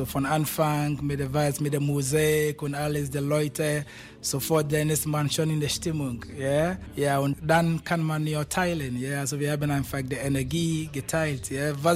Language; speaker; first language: German; non-native, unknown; Akan